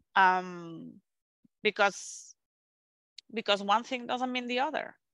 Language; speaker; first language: English; non-native, fluent; Spanish